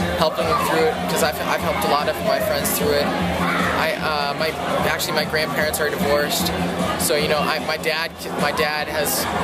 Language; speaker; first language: English; native; English